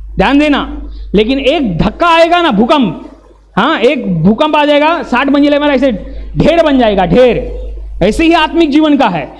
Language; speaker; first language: Hindi; non-native, local second language; Marathi